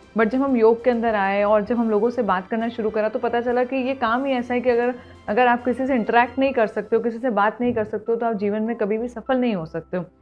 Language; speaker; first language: Hindi; native; Hindi